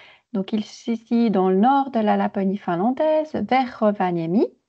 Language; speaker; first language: French; native; French